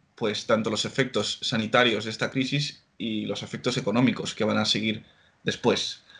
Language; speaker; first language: Spanish; native; Spanish